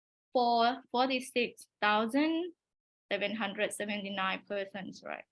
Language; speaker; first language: English; non-native, learner; Thai